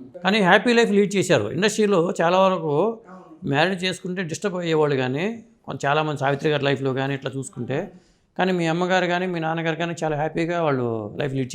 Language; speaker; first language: Telugu; native; Telugu